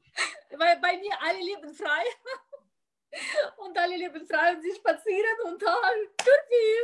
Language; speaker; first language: German; non-native, learner; Russian